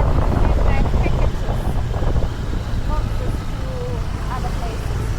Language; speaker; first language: English; non-native, fluent; German